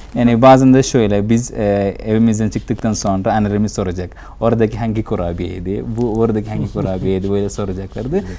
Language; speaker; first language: Turkish; non-native, fluent; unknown